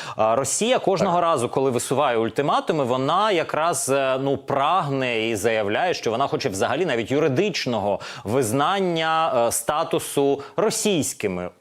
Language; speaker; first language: Ukrainian; native; Ukrainian